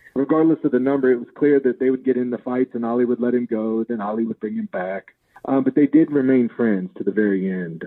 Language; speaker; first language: English; native; English